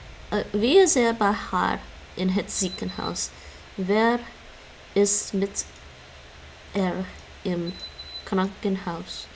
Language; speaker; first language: Dutch; non-native, learner; English